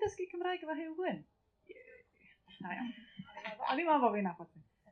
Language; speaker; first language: Welsh; native; Welsh